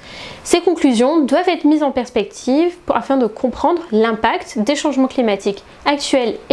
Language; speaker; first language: French; native; French